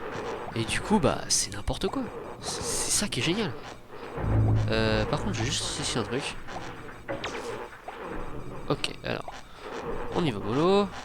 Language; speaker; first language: French; native; French